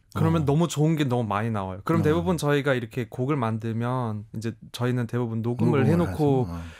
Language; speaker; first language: Korean; early bilingual, heritage; German